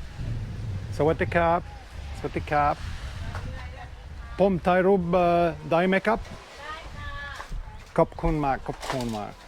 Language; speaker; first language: Thai; non-native, learner; French